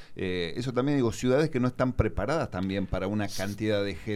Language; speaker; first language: Spanish; native; Spanish